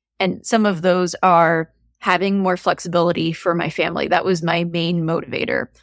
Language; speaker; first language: English; native; English